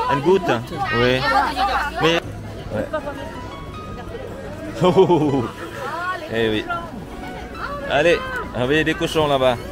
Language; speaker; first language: French; non-native, fluent; Vietnamese